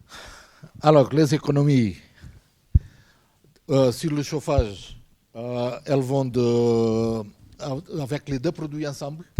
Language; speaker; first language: French; non-native, fluent; Portuguese